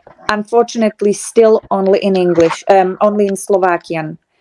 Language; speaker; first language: English; non-native, fluent; Slovak